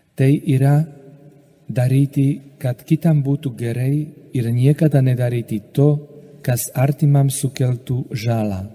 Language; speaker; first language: Lithuanian; non-native, fluent; Slovak